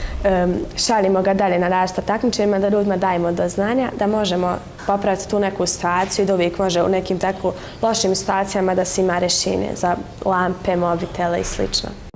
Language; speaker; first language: Bosnian; native; Bosnian